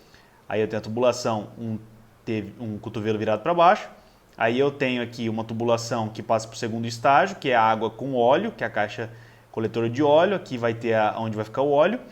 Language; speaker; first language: Portuguese; native; Portuguese